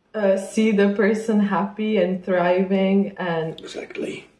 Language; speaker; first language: English; non-native, fluent; Italian